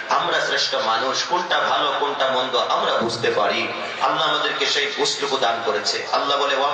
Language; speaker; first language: Bangla; non-native, local second language; Assamese